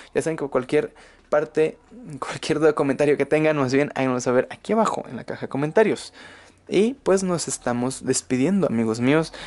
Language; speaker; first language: Spanish; native; Spanish